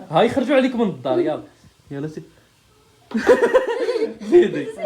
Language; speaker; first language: Arabic; native; Arabic